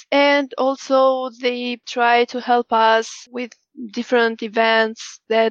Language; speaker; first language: English; non-native, fluent; Albanian